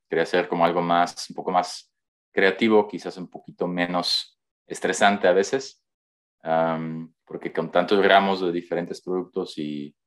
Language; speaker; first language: Spanish; non-native, fluent; Dutch